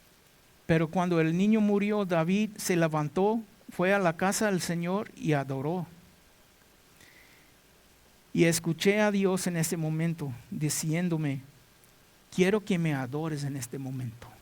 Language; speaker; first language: Spanish; non-native, learner; English